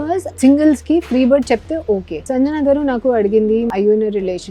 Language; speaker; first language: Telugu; non-native, learner; Hindi